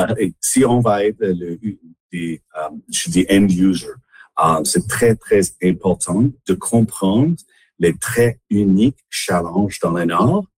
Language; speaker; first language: French; non-native, local second language; English